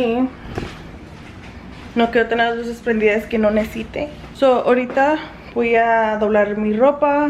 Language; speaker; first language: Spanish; early bilingual, heritage; English